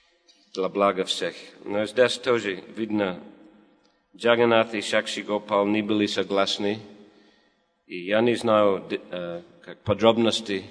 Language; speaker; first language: Russian; non-native, fluent; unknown